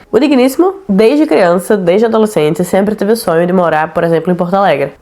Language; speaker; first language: Portuguese; native; Portuguese